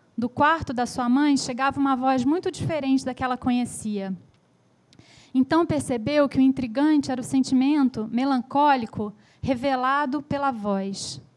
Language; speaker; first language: Portuguese; early bilingual, other home language; Spanish